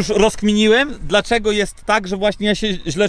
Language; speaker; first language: Polish; native; Polish